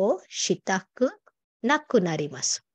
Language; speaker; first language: Japanese; non-native, fluent; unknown